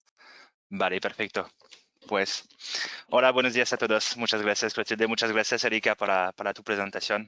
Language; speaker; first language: Spanish; non-native, fluent; French